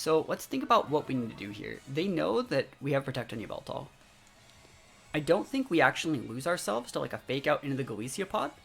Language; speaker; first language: English; native; English